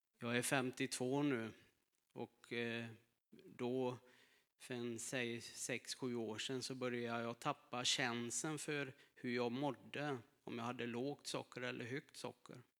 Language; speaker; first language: Swedish; native; Swedish